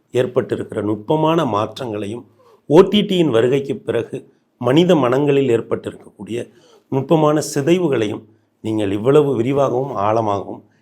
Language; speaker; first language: Tamil; native; Tamil